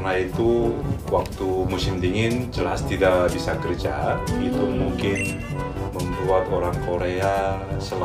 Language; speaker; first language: Indonesian; non-native, fluent; Korean